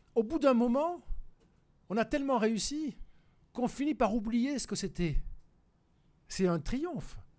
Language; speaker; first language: French; native; French